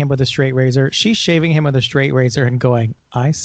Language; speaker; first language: English; native; English